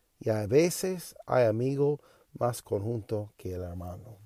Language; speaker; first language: Spanish; non-native, learner; English